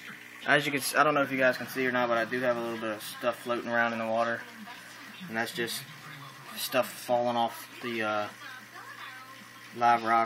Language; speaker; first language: English; native; English